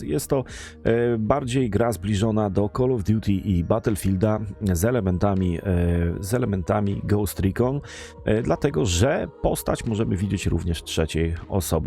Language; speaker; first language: Polish; native; Polish